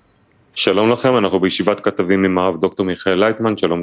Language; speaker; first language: Hebrew; native; Hebrew